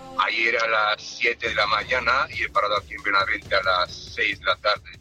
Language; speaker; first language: Spanish; non-native, fluent; Romanian